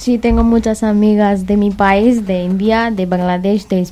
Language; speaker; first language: Spanish; non-native, learner; Urdu